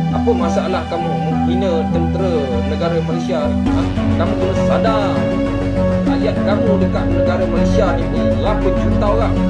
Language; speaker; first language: Malay; native; Malay